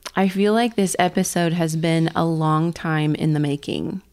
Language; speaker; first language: English; native; English